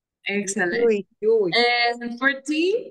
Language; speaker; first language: English; non-native, fluent; Spanish